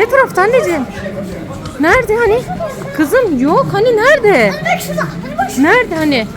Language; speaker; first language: Turkish; native; Turkish